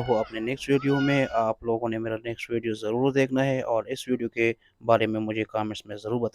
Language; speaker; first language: Hindi; non-native, local second language; Punjabi